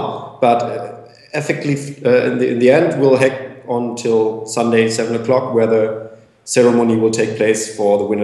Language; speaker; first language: English; non-native, fluent; German